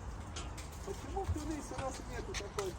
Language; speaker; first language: Russian; non-native, learner; Arabic